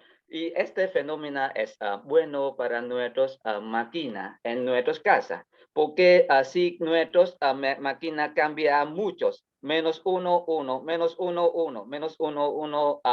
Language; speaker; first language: Spanish; non-native, learner; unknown